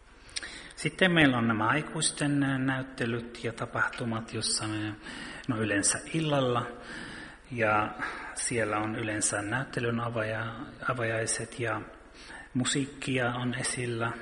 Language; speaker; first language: Finnish; early bilingual, heritage; Finnish